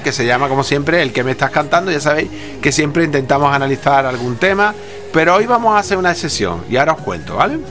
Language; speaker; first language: Spanish; native; Spanish